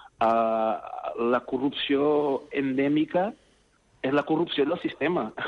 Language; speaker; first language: Catalan; non-native, fluent; Portuguese